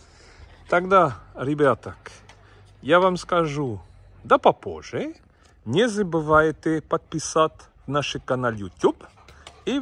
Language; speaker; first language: Russian; non-native, learner; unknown